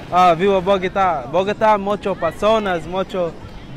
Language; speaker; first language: Spanish; non-native, learner; English